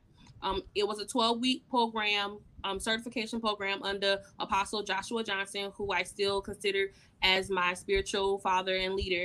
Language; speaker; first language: English; native; English